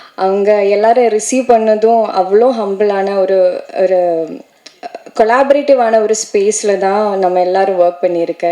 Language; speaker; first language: Tamil; non-native, learner; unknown